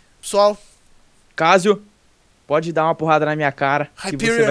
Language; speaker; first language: Portuguese; native; Portuguese